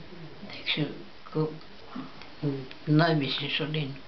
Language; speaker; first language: Finnish; early bilingual, heritage; Finnish